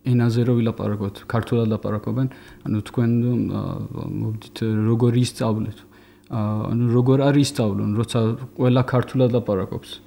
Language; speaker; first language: Georgian; early bilingual, heritage; Georgian